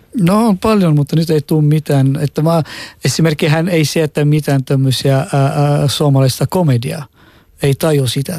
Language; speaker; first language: Finnish; non-native, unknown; Arabic